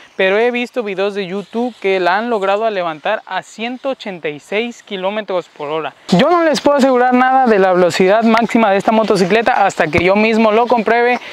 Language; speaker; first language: Spanish; native; Spanish